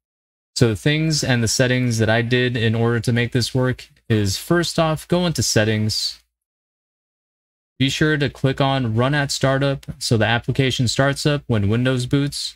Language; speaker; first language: English; native; English